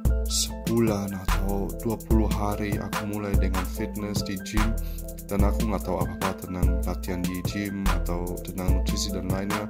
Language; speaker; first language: Indonesian; early bilingual, heritage; Indonesian